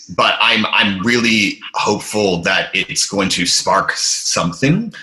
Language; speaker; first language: English; native; English